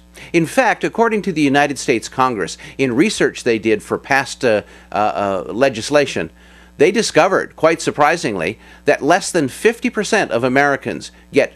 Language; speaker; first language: English; native; English